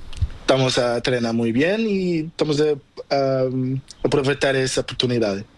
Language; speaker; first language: Spanish; non-native, learner; Portuguese